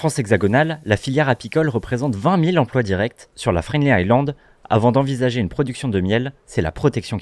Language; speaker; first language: French; native; French